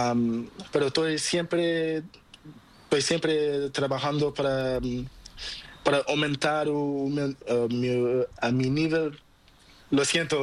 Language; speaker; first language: Spanish; non-native, learner; Portuguese